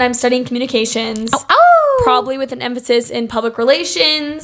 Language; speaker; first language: English; native; English